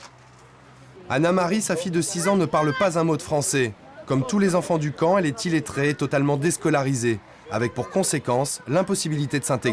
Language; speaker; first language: French; native; French